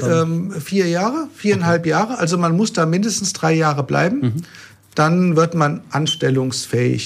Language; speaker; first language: German; native; German